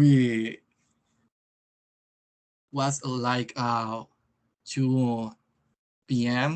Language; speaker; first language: English; non-native, learner; Spanish